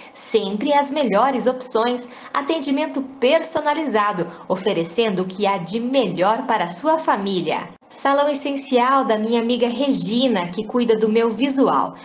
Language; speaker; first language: Portuguese; native; Portuguese